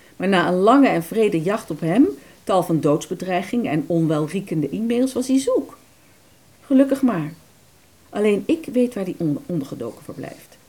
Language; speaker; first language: Dutch; native; Dutch